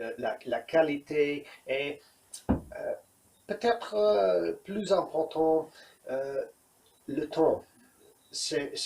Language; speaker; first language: French; non-native, learner; English